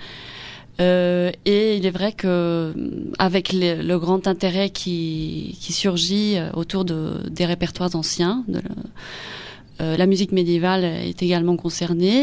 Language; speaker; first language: French; non-native, fluent; Spanish